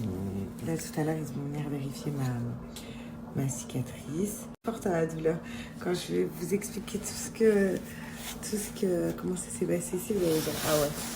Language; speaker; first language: French; native; French